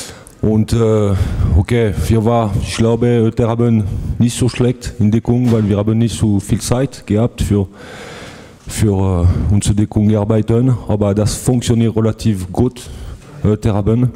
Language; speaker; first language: German; non-native, fluent; French